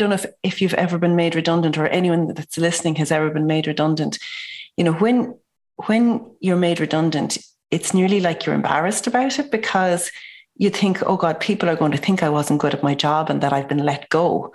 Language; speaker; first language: English; native; English